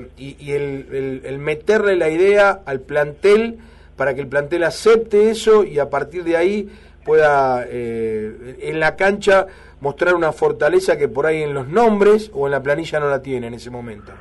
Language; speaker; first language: Spanish; native; Spanish